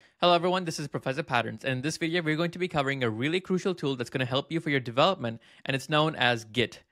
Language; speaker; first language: English; native; English